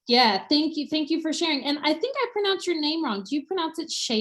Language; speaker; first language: English; native; English